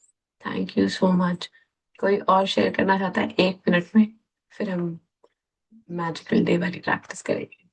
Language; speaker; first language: Hindi; native; Hindi